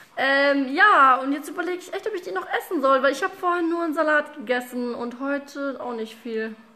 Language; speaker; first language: German; early bilingual, other home language; Russian